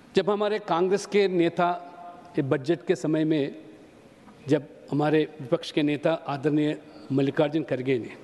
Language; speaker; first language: Hindi; non-native, local second language; Telugu